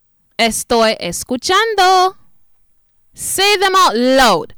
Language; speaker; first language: Spanish; non-native, fluent; English